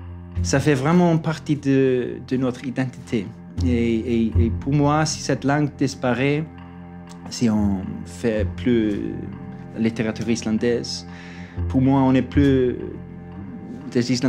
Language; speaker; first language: French; non-native, fluent; Icelandic